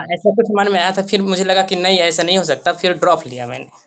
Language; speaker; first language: Hindi; native; Hindi